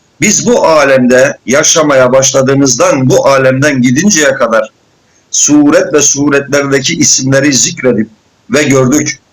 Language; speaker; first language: Turkish; native; Turkish